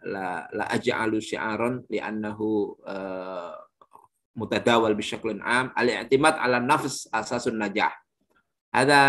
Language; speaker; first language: Arabic; non-native, fluent; Indonesian